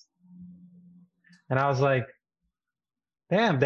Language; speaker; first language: English; non-native, fluent; Arabic